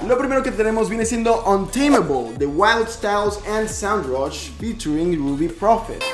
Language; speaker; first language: Spanish; native; Spanish